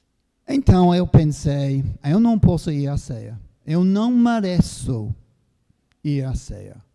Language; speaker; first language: Portuguese; non-native, fluent; English